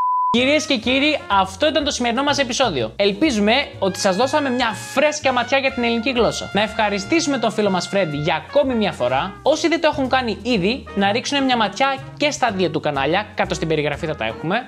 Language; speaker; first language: Greek; native; Greek